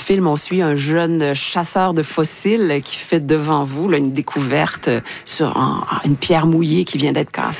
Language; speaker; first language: French; native; French